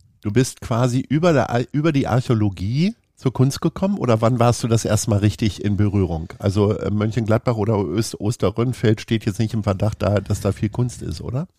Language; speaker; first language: German; native; German